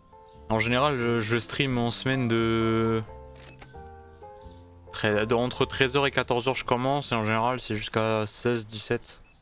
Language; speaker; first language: French; native; French